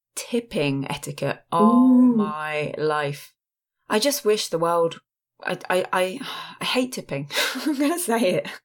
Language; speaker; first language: English; native; English